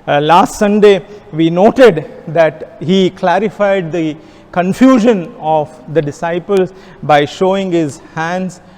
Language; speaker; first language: English; non-native, local second language; Kannada